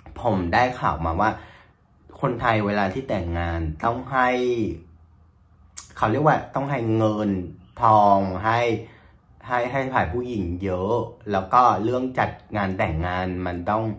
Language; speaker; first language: Thai; non-native, fluent; Vietnamese